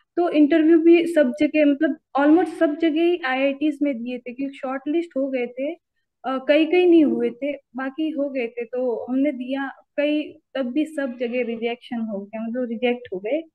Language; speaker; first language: Hindi; native; Hindi